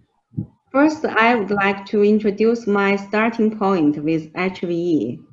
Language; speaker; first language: English; non-native, fluent; Chinese